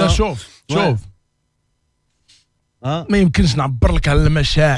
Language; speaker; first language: Arabic; native; Arabic